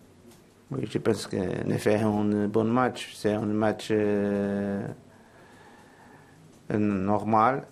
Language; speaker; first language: French; non-native, learner; Portuguese